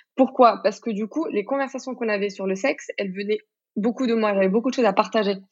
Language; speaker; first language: French; non-native, local second language; Arabic